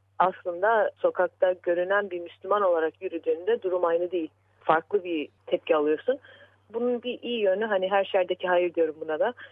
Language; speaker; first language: Turkish; early bilingual, heritage; Turkish